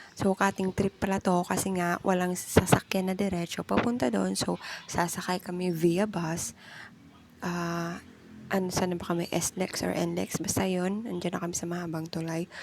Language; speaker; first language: Filipino; non-native, local second language; Bikol